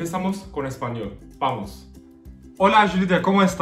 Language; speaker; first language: Spanish; non-native, fluent; Turkish